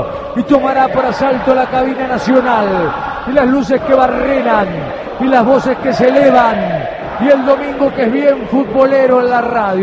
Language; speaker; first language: Spanish; native; Spanish